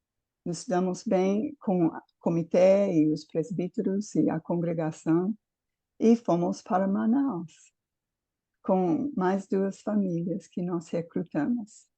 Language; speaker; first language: Portuguese; non-native, fluent; English